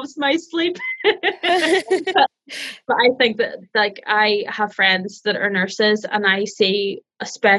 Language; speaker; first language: English; native; English